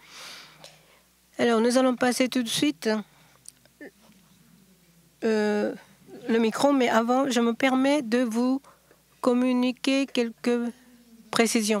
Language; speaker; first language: French; non-native, learner; Japanese